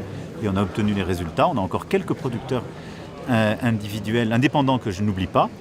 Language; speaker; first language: French; native; French